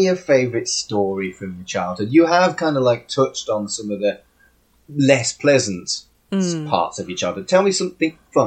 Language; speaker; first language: English; native; English